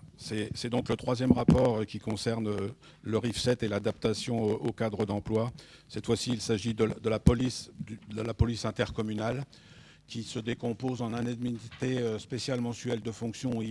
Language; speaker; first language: French; native; French